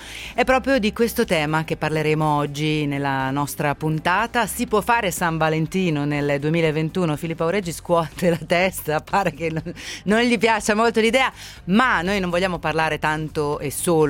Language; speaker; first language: Italian; native; Italian